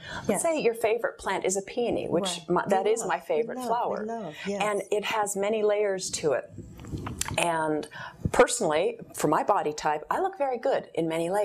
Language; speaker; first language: English; native; English